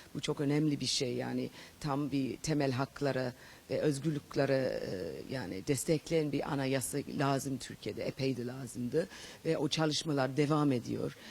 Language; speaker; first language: Turkish; non-native, fluent; English